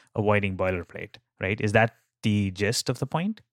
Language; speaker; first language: English; non-native, local second language; Tamil